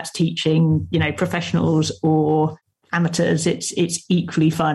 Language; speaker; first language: English; native; English